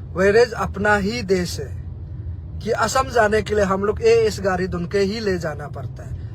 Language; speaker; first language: Hindi; non-native, local second language; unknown